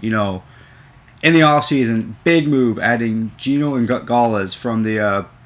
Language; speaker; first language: English; native; English